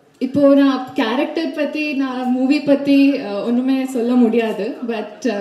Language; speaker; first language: Tamil; non-native, learner; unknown